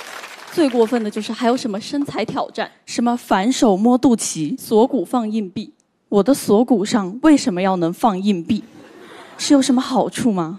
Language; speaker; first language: Chinese; native; Chinese